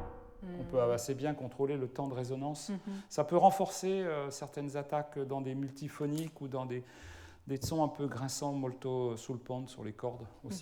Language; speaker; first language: French; native; French